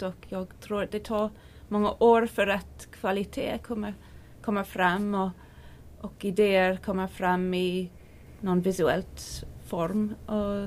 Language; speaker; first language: Swedish; non-native, learner; English